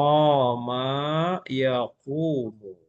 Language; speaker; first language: Arabic; non-native, fluent; Malay